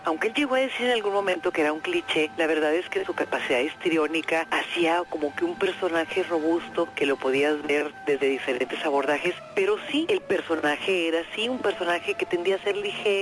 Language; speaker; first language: Spanish; native; Spanish